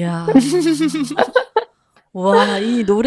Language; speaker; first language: Korean; native; Korean